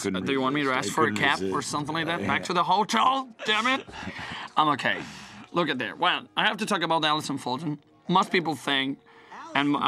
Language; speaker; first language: English; non-native, fluent; Spanish